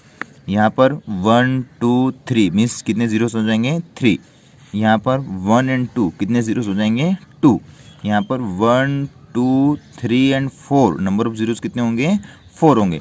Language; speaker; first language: Hindi; native; Hindi